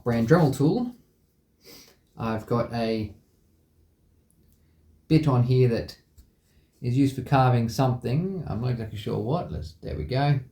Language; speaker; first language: English; native; English